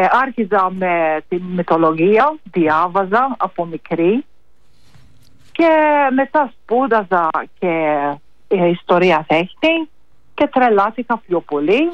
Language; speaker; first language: Greek; non-native, learner; Maltese